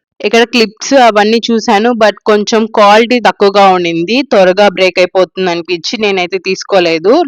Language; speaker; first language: Telugu; non-native, local second language; Tamil